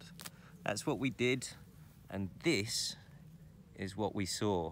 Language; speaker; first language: English; native; English